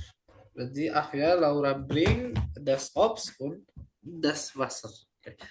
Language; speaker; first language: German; non-native, learner; Indonesian